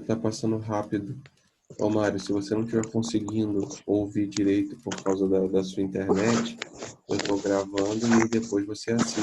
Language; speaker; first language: Portuguese; native; Portuguese